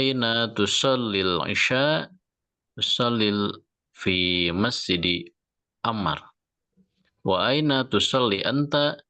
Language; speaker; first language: Arabic; non-native, learner; Indonesian